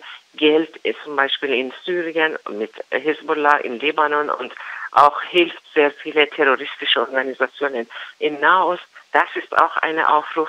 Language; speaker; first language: German; non-native, learner; Persian